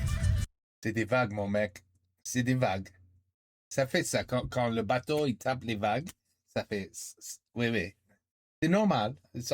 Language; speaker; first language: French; non-native, learner; English